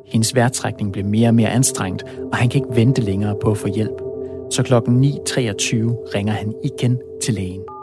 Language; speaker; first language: Danish; native; Danish